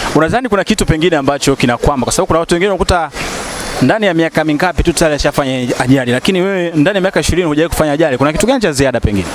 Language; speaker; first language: Swahili; native; Swahili